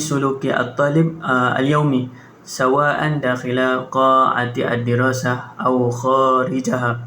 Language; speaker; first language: Arabic; non-native, learner; Malay